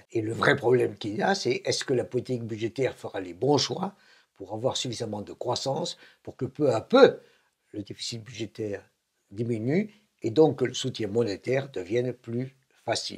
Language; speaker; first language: French; native; French